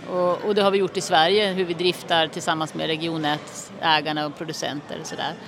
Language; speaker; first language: Swedish; native; Swedish